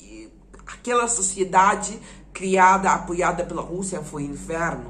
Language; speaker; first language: Portuguese; non-native, fluent; Ukrainian